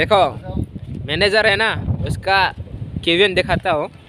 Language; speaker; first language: Hindi; non-native, local second language; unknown